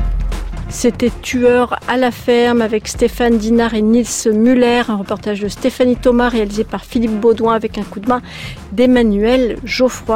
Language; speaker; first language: French; native; French